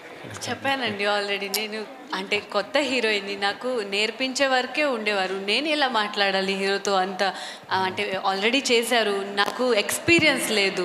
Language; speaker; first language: Telugu; non-native, fluent; Marathi